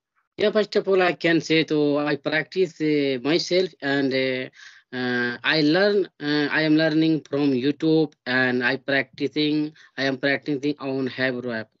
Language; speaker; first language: English; non-native, learner; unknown